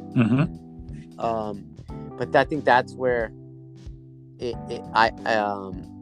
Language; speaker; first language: English; native; English